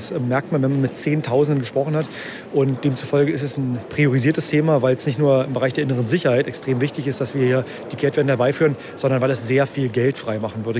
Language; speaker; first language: German; native; German